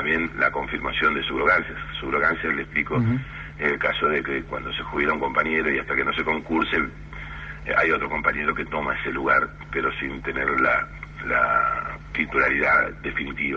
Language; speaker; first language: Spanish; native; Spanish